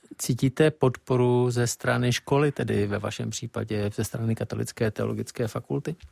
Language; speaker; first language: Czech; native; Czech